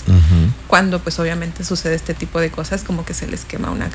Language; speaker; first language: Spanish; native; Spanish